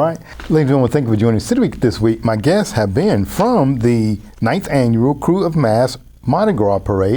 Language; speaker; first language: English; native; English